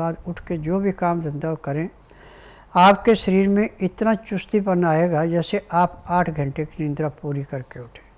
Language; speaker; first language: Hindi; native; Hindi